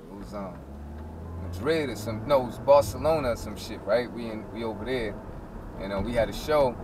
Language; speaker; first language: English; native; English